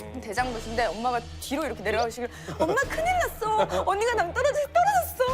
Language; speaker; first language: Korean; native; Korean